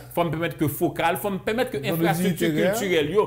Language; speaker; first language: French; native; French